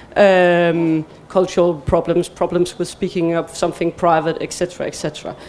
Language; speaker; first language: English; non-native, fluent; Danish